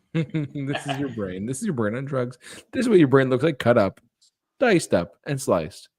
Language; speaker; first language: English; native; English